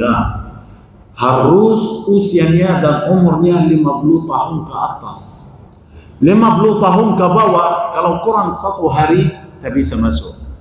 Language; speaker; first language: Indonesian; non-native, fluent; Arabic